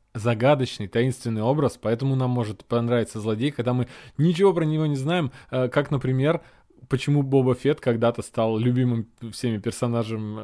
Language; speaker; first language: Russian; native; Russian